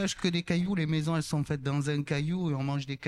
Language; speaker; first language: French; native; French